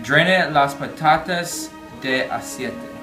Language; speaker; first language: Spanish; non-native, learner; English